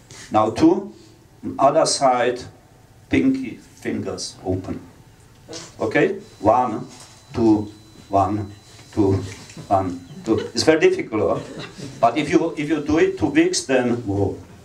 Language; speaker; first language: English; non-native, learner; Czech